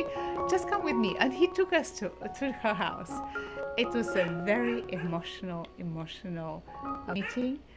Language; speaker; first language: English; non-native, fluent; Bulgarian